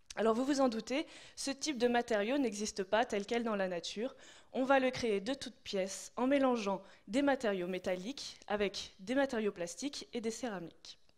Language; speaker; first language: French; native; French